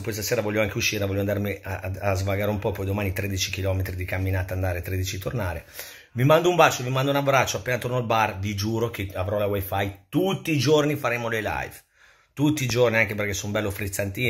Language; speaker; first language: Italian; native; Italian